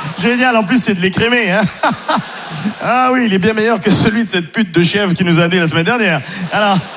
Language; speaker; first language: French; non-native, local second language; Haitian Creole